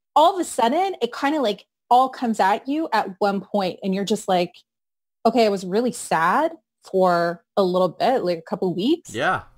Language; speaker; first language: English; native; English